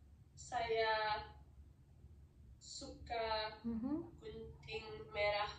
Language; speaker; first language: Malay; non-native, learner; English